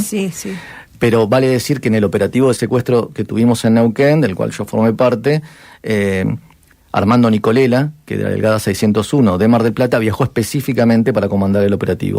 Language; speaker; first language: Spanish; native; Spanish